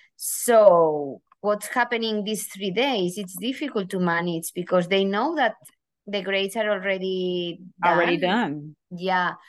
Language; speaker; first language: English; non-native, fluent; Spanish